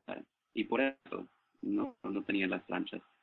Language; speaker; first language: Spanish; non-native, fluent; English